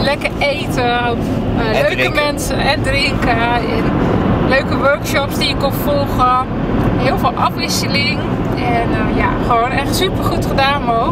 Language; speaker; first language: Dutch; native; Dutch